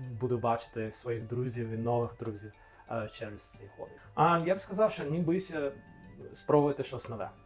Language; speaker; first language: Ukrainian; non-native, fluent; English